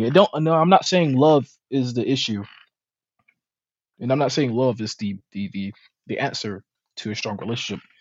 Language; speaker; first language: English; native; English